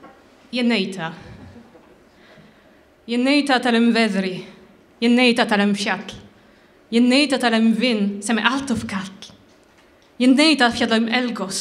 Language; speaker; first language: Icelandic; non-native, learner; French